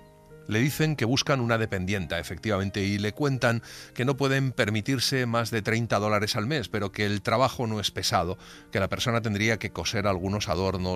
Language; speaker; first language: Spanish; native; Spanish